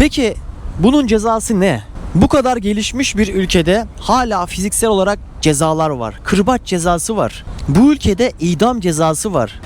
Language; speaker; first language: Turkish; native; Turkish